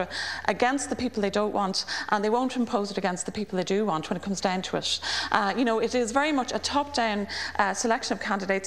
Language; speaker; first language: English; native; English